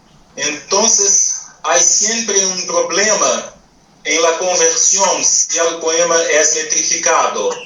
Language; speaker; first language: Spanish; non-native, learner; Portuguese